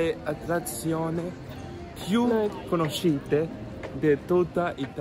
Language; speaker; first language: Italian; non-native, learner; English